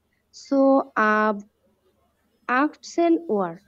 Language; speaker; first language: German; non-native, learner; Bangla